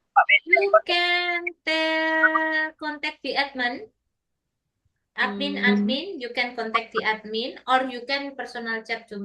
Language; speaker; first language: English; non-native, fluent; Indonesian